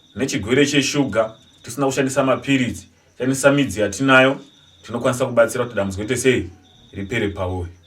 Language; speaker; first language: Shona; non-native, local second language; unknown